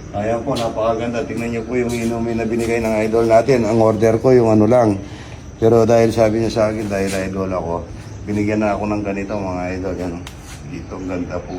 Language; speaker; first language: Filipino; non-native, local second language; Pampanga